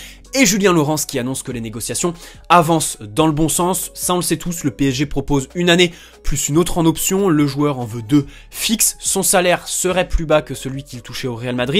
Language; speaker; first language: French; native; French